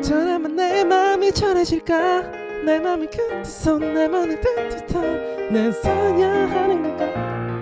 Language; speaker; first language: Korean; native; Korean